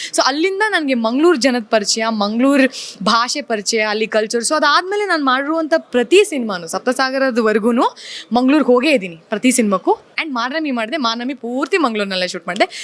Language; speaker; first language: Kannada; native; Kannada